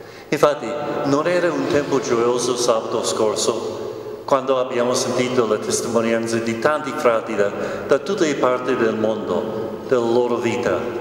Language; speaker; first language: Italian; non-native, fluent; English